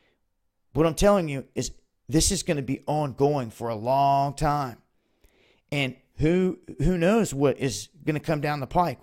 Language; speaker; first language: English; native; English